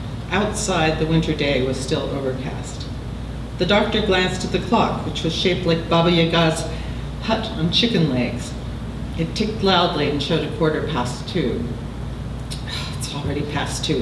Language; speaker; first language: English; native; English